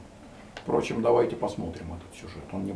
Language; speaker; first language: Russian; native; Russian